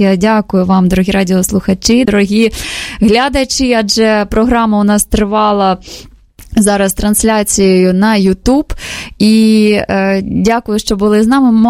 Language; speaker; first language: Ukrainian; native; Ukrainian